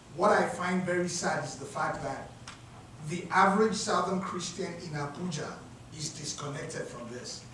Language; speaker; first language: English; non-native, local second language; Yoruba